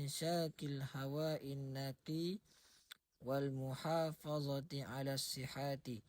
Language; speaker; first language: Arabic; non-native, learner; Malay